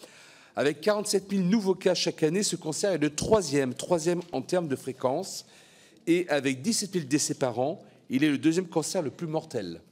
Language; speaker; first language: French; native; French